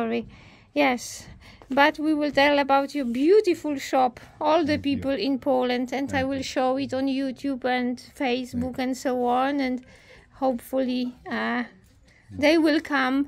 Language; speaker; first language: English; non-native, learner; Polish